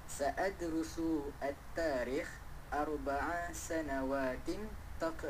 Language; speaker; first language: Arabic; non-native, learner; Malay